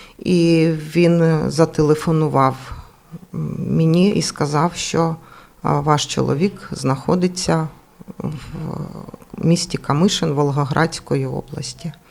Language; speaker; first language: Ukrainian; non-native, local second language; Russian